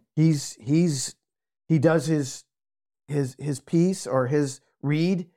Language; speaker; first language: English; native; English